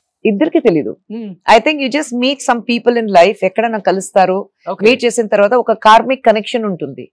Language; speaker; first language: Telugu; non-native, fluent; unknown